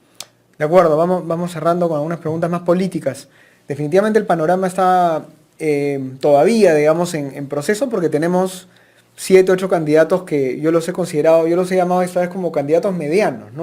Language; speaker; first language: Spanish; native; Spanish